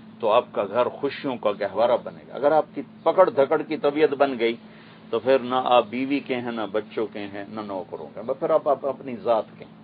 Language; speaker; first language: Urdu; non-native, local second language; Punjabi